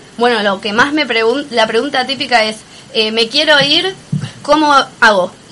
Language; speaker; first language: Spanish; native; Spanish